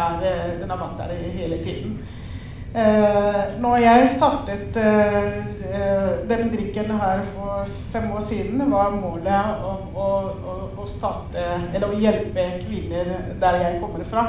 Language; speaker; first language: Norwegian; non-native, fluent; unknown